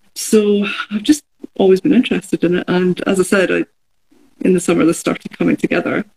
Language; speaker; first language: English; native; English